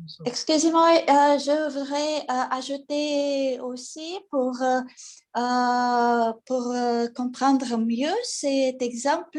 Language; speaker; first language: French; non-native, learner; Russian